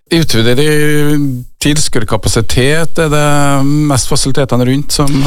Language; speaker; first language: Norwegian; native; Norwegian